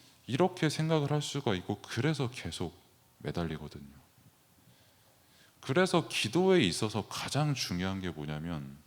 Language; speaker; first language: Korean; native; Korean